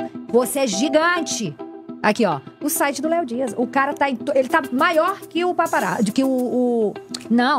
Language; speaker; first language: Portuguese; native; Portuguese